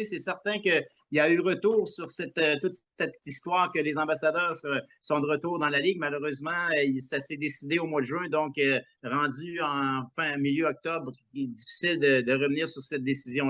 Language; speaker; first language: French; native; French